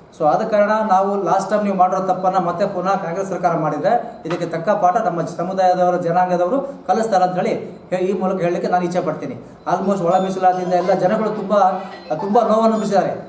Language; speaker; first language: Kannada; non-native, local second language; Lambadi